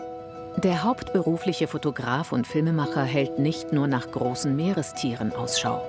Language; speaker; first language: German; native; German